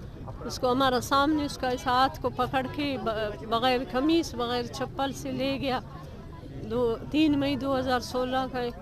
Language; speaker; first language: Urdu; non-native, local second language; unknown